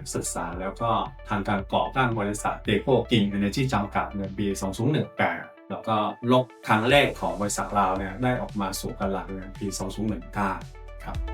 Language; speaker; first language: Thai; non-native, fluent; Chinese